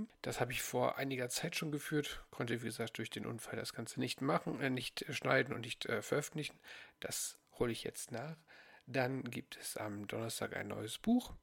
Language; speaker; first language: German; native; German